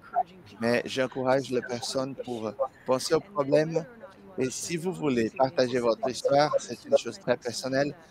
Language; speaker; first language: French; non-native, learner; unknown